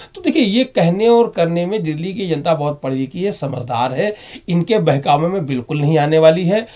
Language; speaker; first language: Hindi; native; Hindi